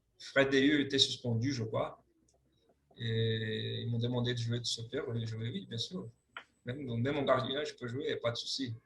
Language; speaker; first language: French; non-native, fluent; Portuguese